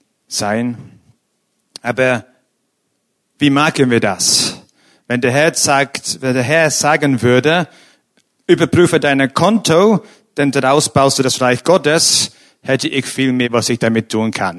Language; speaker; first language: German; non-native, fluent; English